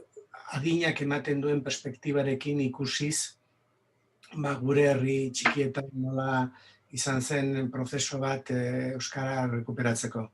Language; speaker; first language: Basque; non-native, local second language; Spanish